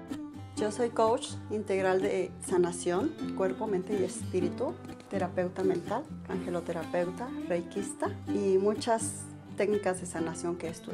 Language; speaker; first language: Spanish; native; Spanish